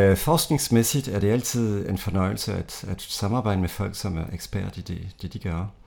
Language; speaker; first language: Danish; non-native, fluent; French